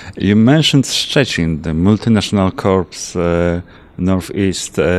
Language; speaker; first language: English; non-native, fluent; Polish